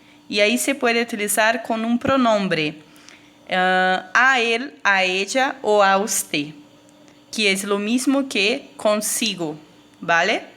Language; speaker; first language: Spanish; non-native, fluent; Portuguese